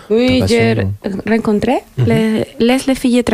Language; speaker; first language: French; non-native, learner; Spanish